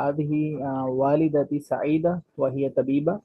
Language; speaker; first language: Arabic; non-native, learner; Urdu